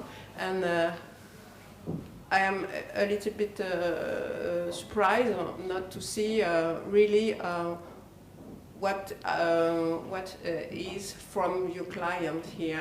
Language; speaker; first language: English; non-native, learner; French